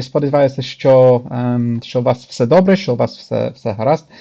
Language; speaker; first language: Ukrainian; non-native, fluent; English